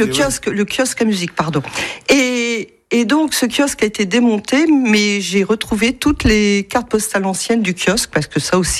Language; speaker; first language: French; native; French